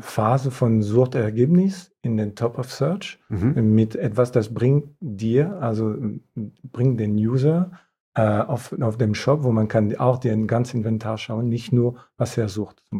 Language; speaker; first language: German; non-native, fluent; French